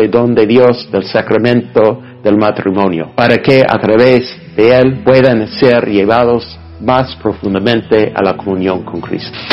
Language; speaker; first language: Spanish; non-native, fluent; English